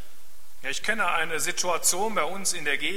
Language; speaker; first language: German; native; German